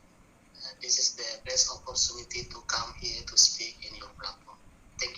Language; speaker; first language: English; non-native, learner; Buginese